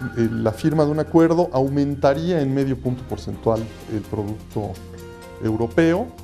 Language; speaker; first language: Spanish; native; Spanish